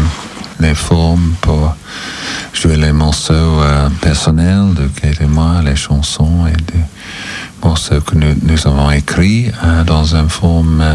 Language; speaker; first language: French; non-native, fluent; English